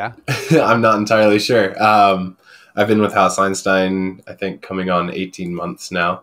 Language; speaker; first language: English; native; English